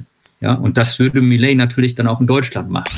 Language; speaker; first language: German; native; German